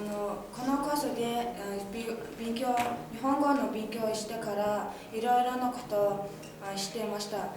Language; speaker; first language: Japanese; non-native, learner; Mongolian